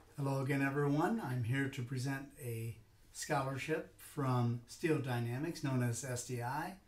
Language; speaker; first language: English; native; English